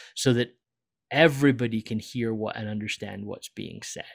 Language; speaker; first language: English; native; English